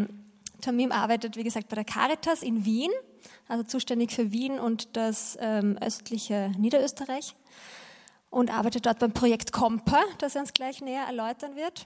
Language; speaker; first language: German; native; German